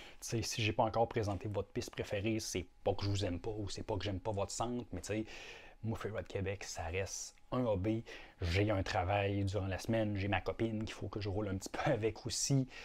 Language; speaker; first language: French; native; French